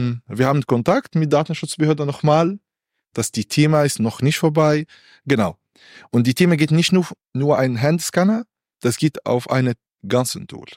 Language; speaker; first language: German; non-native, learner; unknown